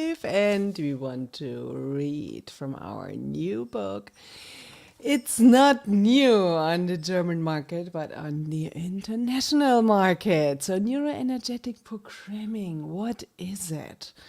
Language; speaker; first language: English; non-native, fluent; German